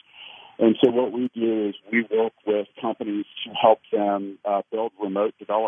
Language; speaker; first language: English; native; English